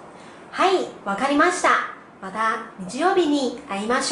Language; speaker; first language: Japanese; non-native, learner; Korean